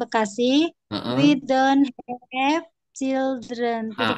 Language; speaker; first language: English; non-native, learner; Indonesian